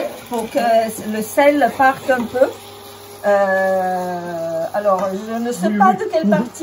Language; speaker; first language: French; non-native, fluent; Italian